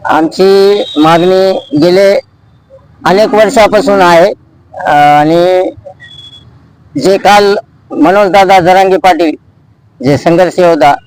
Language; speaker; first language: Marathi; non-native, local second language; Lambadi